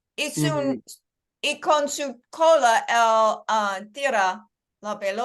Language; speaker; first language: Spanish; non-native, learner; English